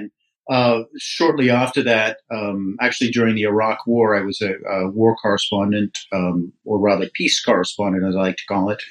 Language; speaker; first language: English; native; English